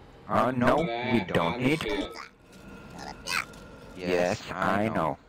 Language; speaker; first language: English; non-native, learner; German